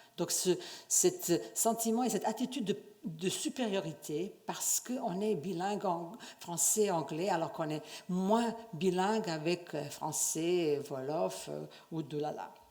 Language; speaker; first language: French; non-native, fluent; Serbian